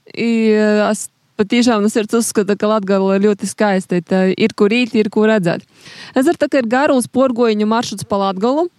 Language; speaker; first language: Latvian; native; Latvian